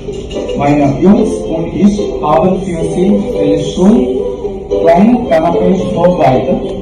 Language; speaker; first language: German; non-native, learner; Konkani